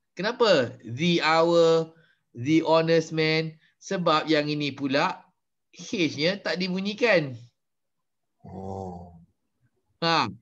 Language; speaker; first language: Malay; native; Malay